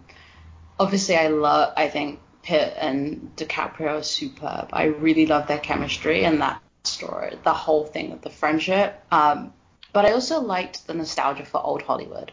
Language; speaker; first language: English; native; English